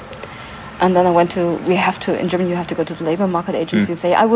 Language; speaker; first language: English; non-native, fluent; German